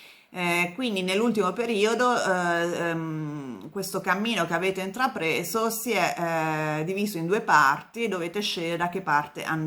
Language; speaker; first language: Italian; native; Italian